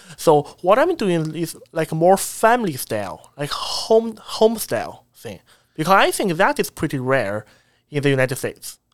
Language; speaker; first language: English; non-native, fluent; Chinese